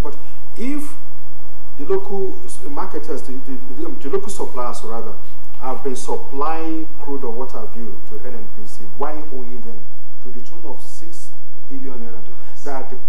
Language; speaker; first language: English; non-native, local second language; Yoruba